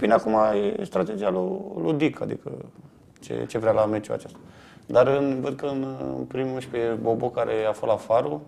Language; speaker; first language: Romanian; native; Romanian